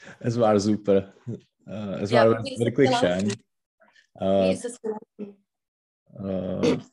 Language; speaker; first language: German; non-native, learner; Czech